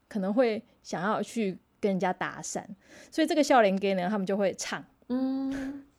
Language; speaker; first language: Chinese; non-native, local second language; Min Nan Chinese